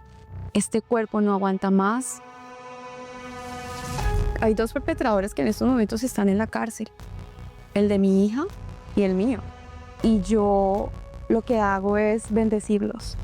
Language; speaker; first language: Spanish; native; Spanish